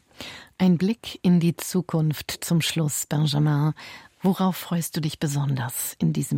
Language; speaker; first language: German; native; German